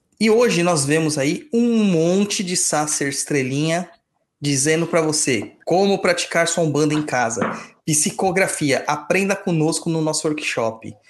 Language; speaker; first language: Portuguese; native; Portuguese